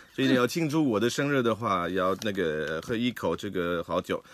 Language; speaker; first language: Chinese; non-native, fluent; French